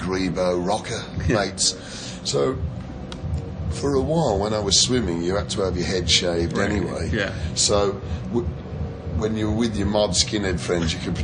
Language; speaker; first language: English; native; English